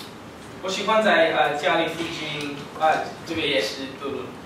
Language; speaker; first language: Chinese; non-native, learner; English